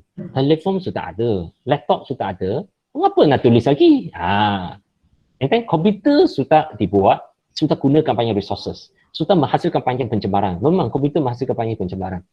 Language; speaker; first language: Malay; non-native, local second language; Chinese